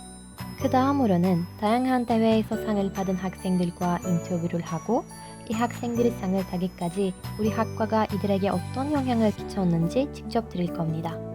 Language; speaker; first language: Korean; non-native, learner; Turkish